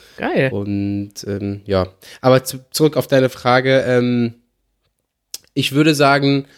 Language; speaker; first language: German; non-native, fluent; Arabic